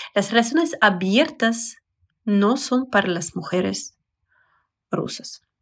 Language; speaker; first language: Spanish; non-native, fluent; Russian